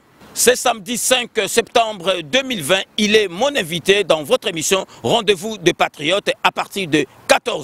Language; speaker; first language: French; non-native, local second language; Lingala